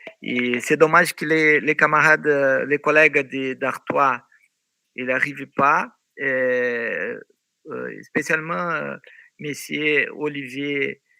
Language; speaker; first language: French; non-native, fluent; Portuguese